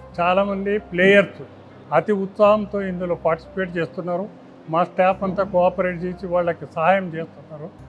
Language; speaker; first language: Telugu; native; Telugu